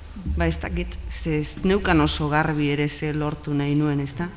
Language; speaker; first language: Basque; native; Basque